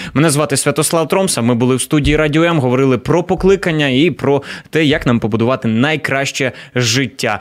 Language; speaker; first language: Ukrainian; native; Ukrainian